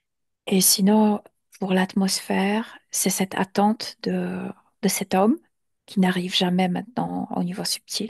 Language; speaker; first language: French; non-native, fluent; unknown